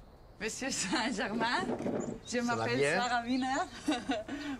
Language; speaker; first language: French; non-native, learner; German